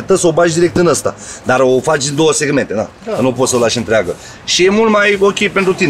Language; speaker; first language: Romanian; native; Romanian